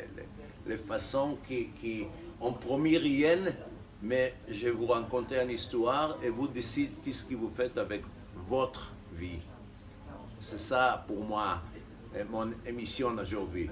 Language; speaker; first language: French; non-native, fluent; Hebrew